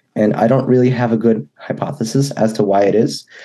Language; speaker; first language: English; native; English